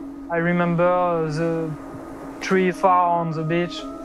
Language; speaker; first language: English; non-native, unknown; French